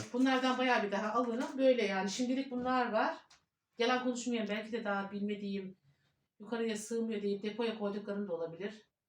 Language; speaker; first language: Turkish; native; Turkish